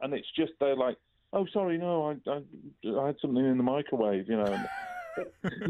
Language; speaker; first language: English; native; English